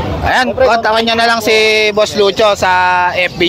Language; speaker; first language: Filipino; native; Filipino